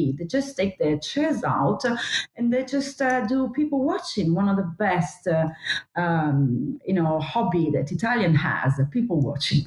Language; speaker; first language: English; non-native, fluent; Italian